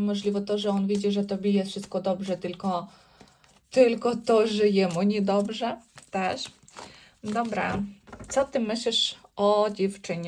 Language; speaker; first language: Polish; non-native, learner; Ukrainian